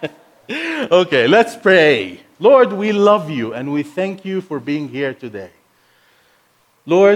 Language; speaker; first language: English; non-native, fluent; Arabic